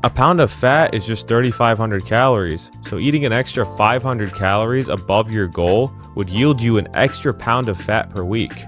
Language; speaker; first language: English; native; English